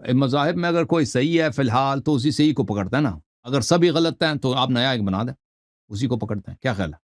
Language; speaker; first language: Urdu; native; Urdu